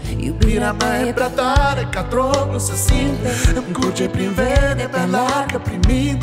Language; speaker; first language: Romanian; native; Romanian